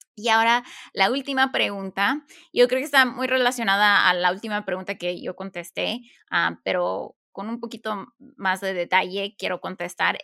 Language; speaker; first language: Spanish; early bilingual, heritage; Spanish